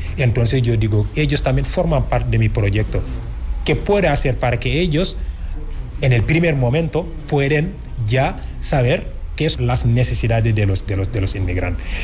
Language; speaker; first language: Spanish; non-native, fluent; Wolof